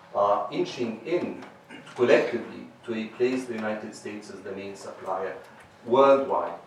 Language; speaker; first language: English; non-native, fluent; Arabic